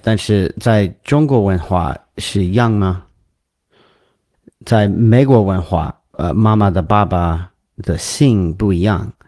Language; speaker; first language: Chinese; non-native, learner; English